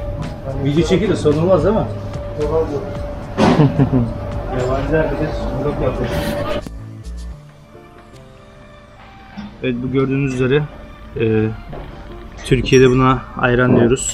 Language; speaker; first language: Turkish; native; Turkish